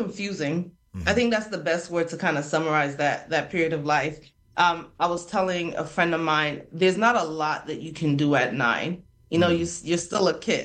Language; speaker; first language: English; non-native, local second language; Krio